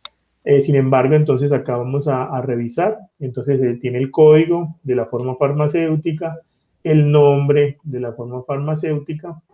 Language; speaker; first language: Spanish; native; Spanish